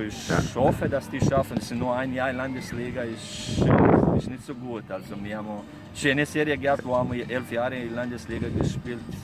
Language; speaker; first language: German; non-native, fluent; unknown